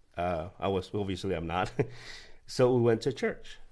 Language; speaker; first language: English; early bilingual, other home language; Spanish